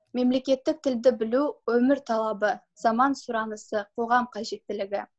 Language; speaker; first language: Kazakh; non-native, local second language; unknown